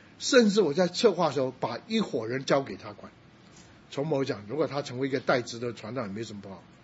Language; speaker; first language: Chinese; non-native, local second language; Cantonese